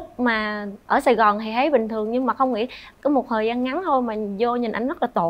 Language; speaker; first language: Vietnamese; native; Vietnamese